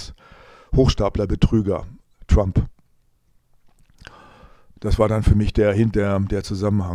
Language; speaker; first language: German; native; German